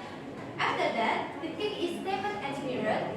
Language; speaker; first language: English; non-native, learner; Indonesian